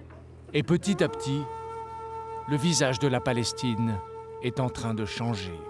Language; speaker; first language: French; native; French